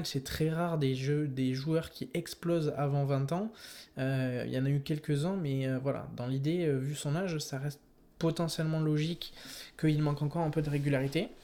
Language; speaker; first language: French; native; French